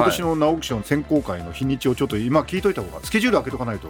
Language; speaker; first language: Japanese; native; Japanese